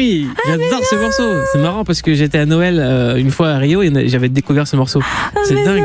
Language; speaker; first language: French; native; French